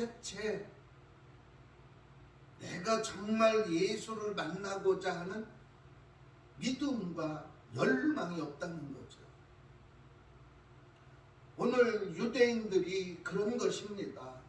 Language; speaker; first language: Korean; native; Korean